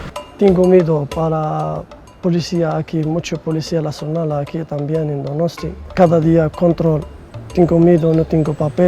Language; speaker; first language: Spanish; non-native, learner; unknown